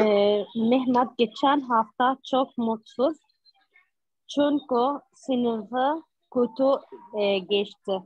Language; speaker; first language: Turkish; non-native, learner; Arabic